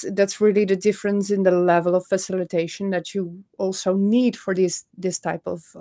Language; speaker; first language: English; non-native, fluent; Dutch